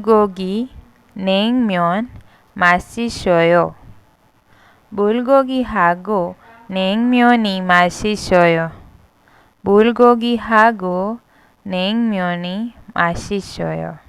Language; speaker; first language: Korean; non-native, learner; Hindi